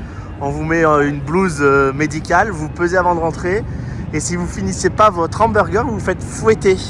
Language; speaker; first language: French; native; French